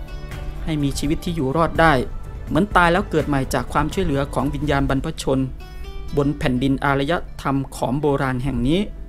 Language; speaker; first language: Thai; native; Thai